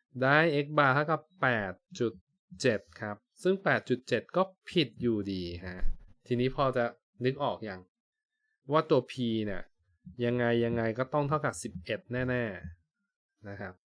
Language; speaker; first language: Thai; native; Thai